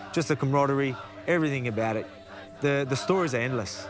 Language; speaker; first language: English; native; English